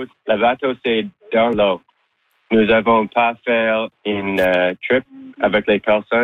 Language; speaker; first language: French; non-native, local second language; English